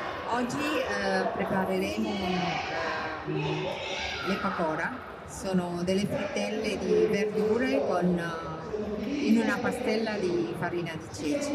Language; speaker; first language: Italian; non-native, fluent; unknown